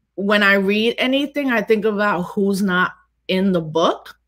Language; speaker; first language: English; native; English